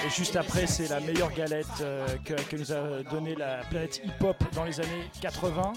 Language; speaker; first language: French; native; French